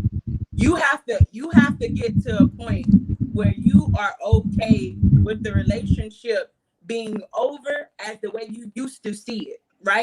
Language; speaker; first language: English; native; English